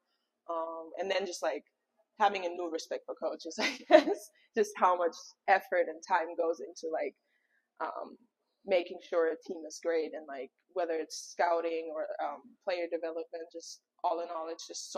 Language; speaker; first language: English; non-native, fluent; German